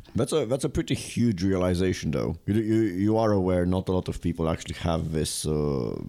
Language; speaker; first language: English; non-native, fluent; Romanian